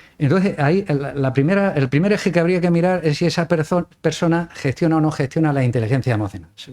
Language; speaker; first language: Spanish; native; Spanish